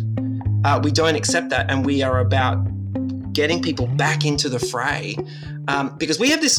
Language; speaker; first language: English; native; English